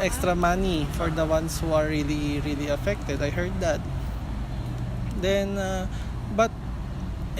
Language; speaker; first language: English; non-native, learner; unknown